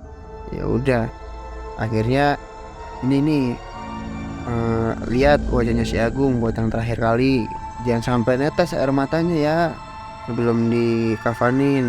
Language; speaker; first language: Indonesian; native; Indonesian